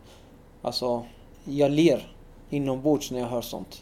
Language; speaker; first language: Swedish; early bilingual, other home language; Arabic